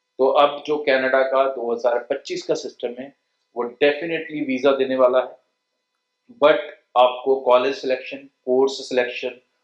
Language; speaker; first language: Hindi; non-native, local second language; Punjabi